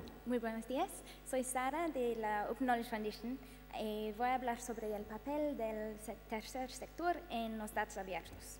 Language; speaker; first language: Spanish; non-native, fluent; English